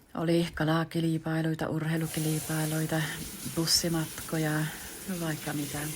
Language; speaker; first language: Finnish; early bilingual, heritage; Finnish